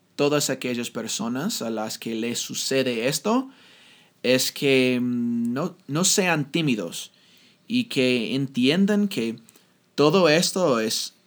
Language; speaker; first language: Spanish; non-native, fluent; English